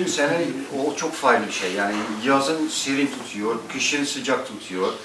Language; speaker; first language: Turkish; non-native, fluent; Dutch